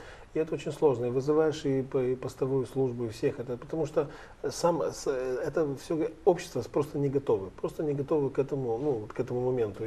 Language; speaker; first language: Russian; non-native, local second language; Gagauz